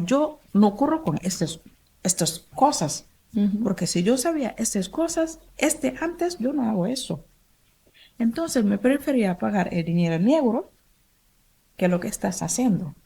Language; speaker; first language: Spanish; non-native, learner; Wolof